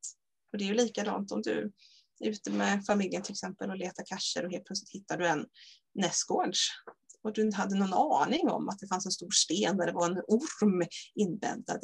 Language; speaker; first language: Swedish; native; Swedish